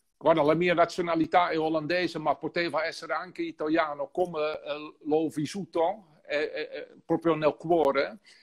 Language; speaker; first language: Italian; non-native, fluent; Dutch